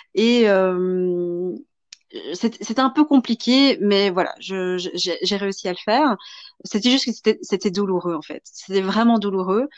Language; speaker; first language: French; early bilingual, other home language; Vietnamese